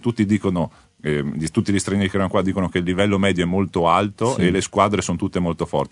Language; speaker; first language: Italian; native; Italian